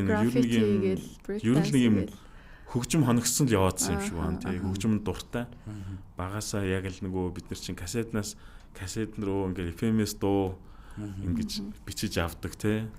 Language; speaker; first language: Mongolian; native; Mongolian